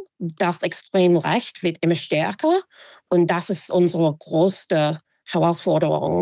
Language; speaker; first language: German; non-native, fluent; English